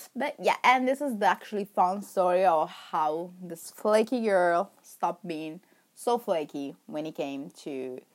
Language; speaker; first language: English; non-native, fluent; Italian